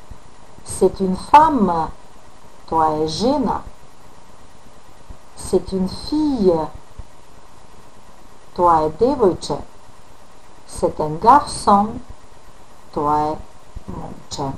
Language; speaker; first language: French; non-native, fluent; Macedonian